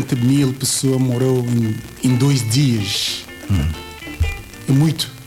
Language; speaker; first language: Portuguese; non-native, learner; Yoruba